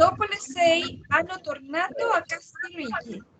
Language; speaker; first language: Italian; non-native, learner; Spanish